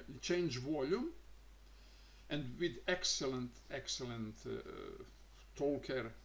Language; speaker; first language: English; non-native, learner; Croatian